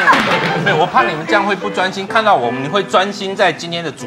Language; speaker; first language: Chinese; native; Chinese